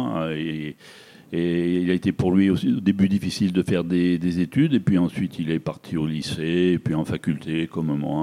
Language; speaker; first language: French; native; French